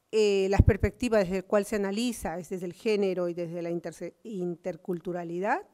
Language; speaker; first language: Spanish; native; Spanish